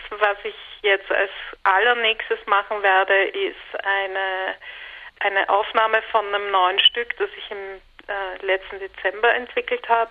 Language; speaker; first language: German; native; German